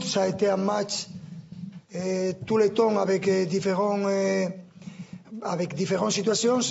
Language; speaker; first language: French; non-native, fluent; Spanish